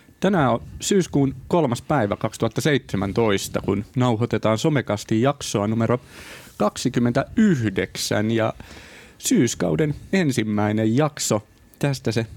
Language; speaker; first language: Finnish; native; Finnish